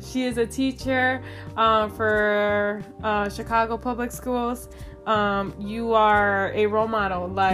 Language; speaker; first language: English; early bilingual, other home language; Spanish